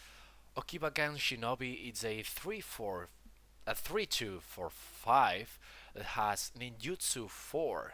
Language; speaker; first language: English; non-native, fluent; Spanish